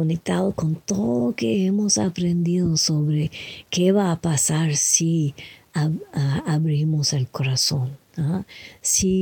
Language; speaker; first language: Spanish; non-native, learner; English